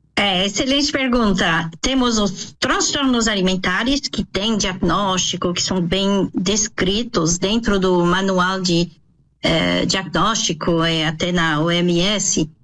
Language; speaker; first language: Portuguese; non-native, fluent; French